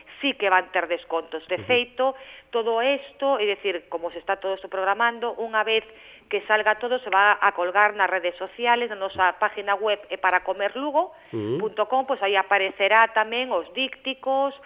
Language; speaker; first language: Galician; native; Galician